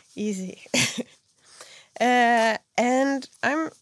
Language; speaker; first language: English; non-native, fluent; Swedish